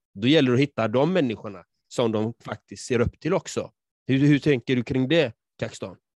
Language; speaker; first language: Swedish; native; Swedish